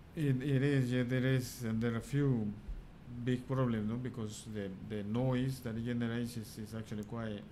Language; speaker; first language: English; non-native, fluent; Spanish